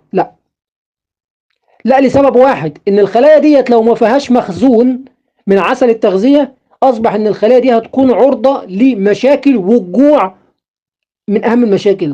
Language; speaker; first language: Arabic; native; Arabic